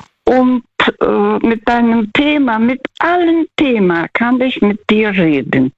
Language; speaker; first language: German; non-native, fluent; Russian